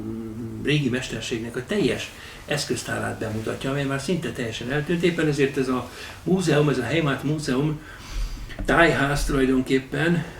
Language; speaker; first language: Hungarian; native; Hungarian